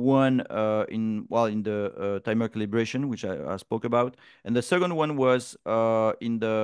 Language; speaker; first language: English; non-native, fluent; French